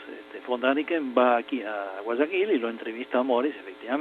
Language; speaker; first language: Spanish; native; Spanish